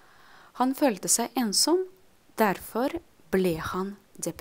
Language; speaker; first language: Norwegian; non-native, fluent; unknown